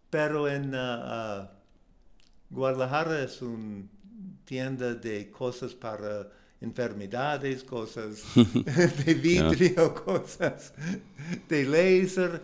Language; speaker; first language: Spanish; non-native, learner; English